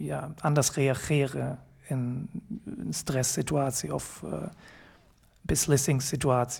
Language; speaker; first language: Dutch; non-native, fluent; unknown